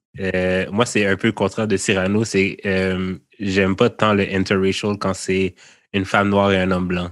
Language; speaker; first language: French; early bilingual, other home language; Haitian Creole